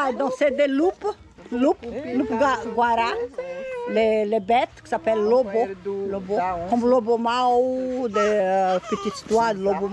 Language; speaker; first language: French; non-native, learner; Portuguese